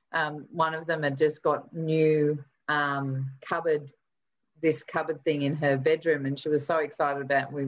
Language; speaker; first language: English; native; English